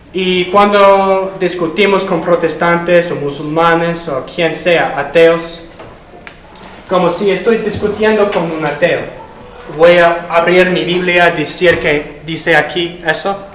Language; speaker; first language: Spanish; non-native, fluent; English